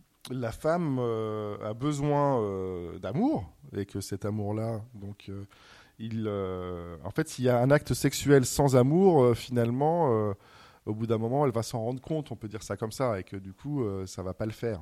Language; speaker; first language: French; native; French